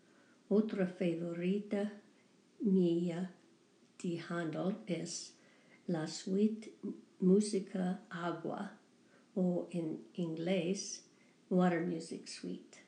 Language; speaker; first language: Spanish; non-native, learner; English